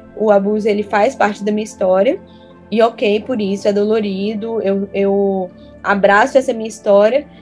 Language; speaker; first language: Portuguese; native; Portuguese